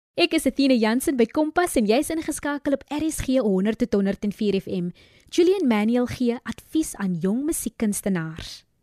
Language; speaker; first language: Afrikaans; native; Afrikaans